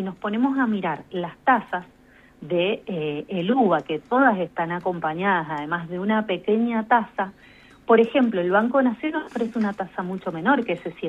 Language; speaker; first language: Spanish; native; Spanish